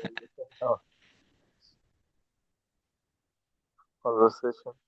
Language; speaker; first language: English; non-native, learner; Bangla